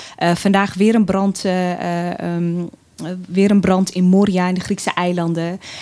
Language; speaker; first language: Dutch; early bilingual, other home language; Tigrinya